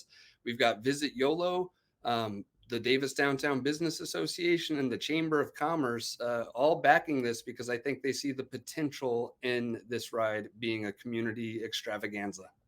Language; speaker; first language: English; native; English